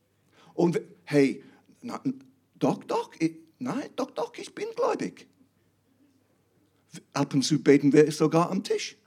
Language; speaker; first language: German; non-native, fluent; English